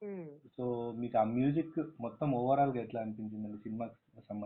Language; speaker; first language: Telugu; native; Telugu